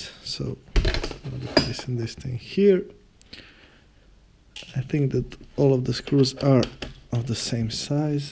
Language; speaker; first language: English; non-native, fluent; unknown